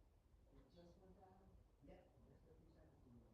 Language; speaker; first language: English; native; English